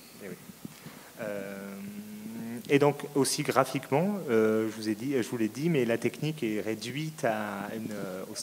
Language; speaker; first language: French; native; French